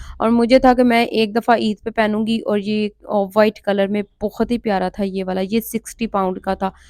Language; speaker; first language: Urdu; non-native, local second language; Punjabi